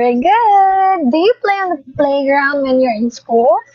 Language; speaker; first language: English; non-native, fluent; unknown